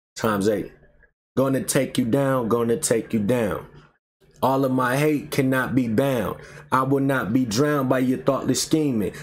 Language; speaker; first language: English; native; English